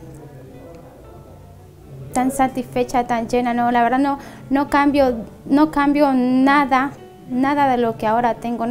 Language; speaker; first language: Spanish; native; Spanish